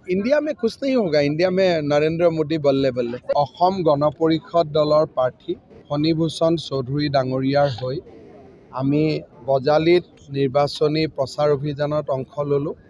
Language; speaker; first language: Hindi; non-native, local second language; Assamese